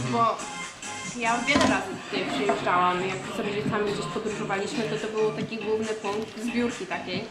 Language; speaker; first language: Polish; early bilingual, heritage; Polish